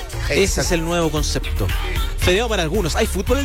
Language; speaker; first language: Spanish; native; Spanish